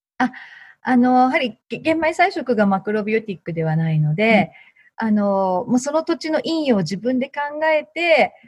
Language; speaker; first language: Japanese; native; Japanese